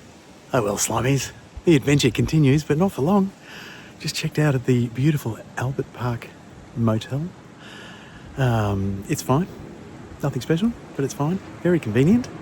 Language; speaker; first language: English; native; English